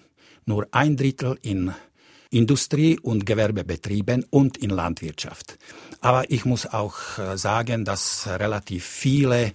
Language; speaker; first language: German; non-native, fluent; Slovak